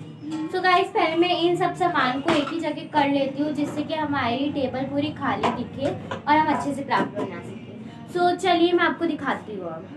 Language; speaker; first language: Hindi; native; Hindi